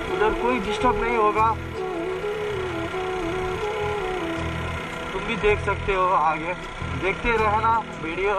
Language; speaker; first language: Hindi; non-native, learner; Nepali